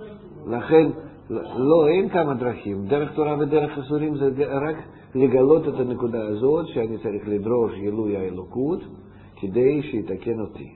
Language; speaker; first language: Hebrew; non-native, fluent; Russian